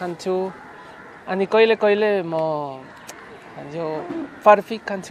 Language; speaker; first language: Nepali; non-native, learner; Spanish